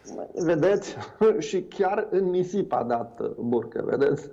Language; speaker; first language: Romanian; native; Romanian